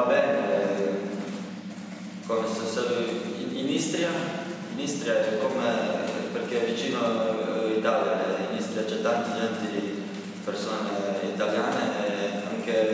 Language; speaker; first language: Italian; non-native, learner; Croatian